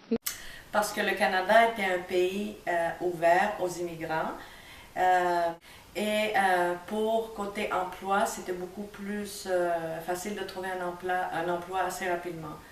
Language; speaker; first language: French; early bilingual, other home language; Greek